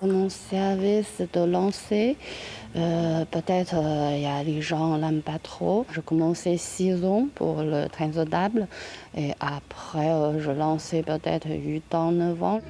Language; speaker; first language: French; non-native, learner; Chinese